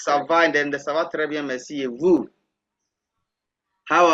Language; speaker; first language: French; non-native, fluent; Akan